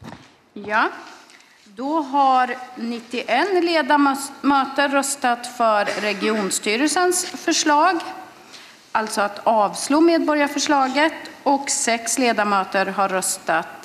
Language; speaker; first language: Swedish; native; Swedish